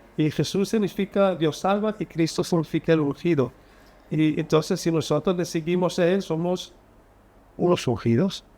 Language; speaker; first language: Spanish; early bilingual, heritage; Spanish